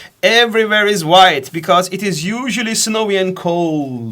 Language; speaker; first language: English; non-native, fluent; Turkish